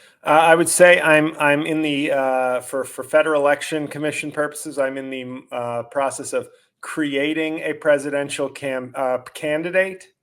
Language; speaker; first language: English; native; English